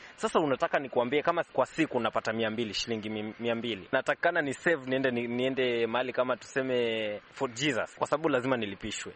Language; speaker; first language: Swahili; native; Swahili